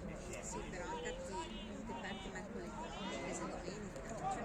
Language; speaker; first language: Italian; native; Italian